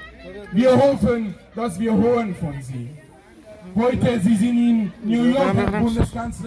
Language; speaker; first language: German; non-native, learner; Persian